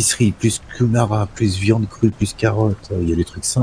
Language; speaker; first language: French; native; French